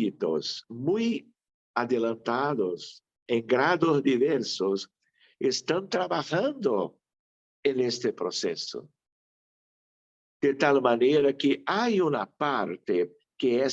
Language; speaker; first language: Spanish; non-native, fluent; Portuguese